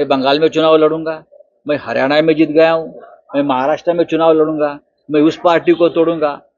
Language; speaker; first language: Hindi; non-native, local second language; Marathi